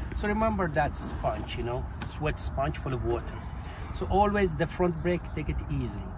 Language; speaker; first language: English; non-native, fluent; Arabic